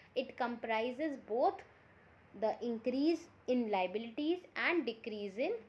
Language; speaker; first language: English; non-native, local second language; Hindi